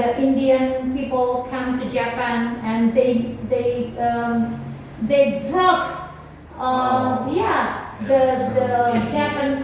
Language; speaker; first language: English; non-native, learner; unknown